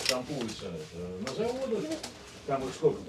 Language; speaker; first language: Russian; native; Russian